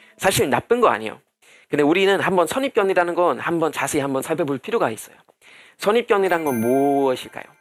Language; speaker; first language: Korean; non-native, fluent; German